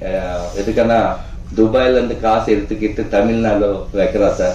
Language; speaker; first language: Tamil; non-native, learner; Telugu